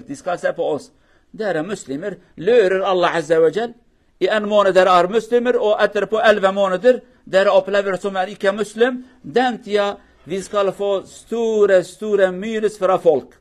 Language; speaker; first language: Norwegian; non-native, fluent; Kurdish